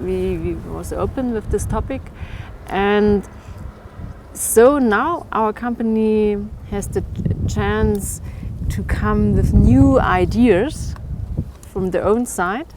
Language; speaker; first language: English; non-native, learner; German